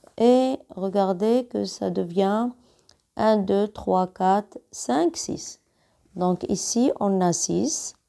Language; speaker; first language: French; non-native, local second language; Arabic